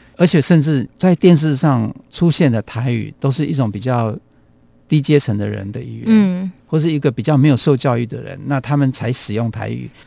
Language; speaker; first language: Chinese; non-native, local second language; Hakka Chinese